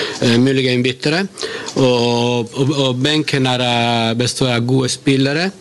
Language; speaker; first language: Norwegian; non-native, learner; Italian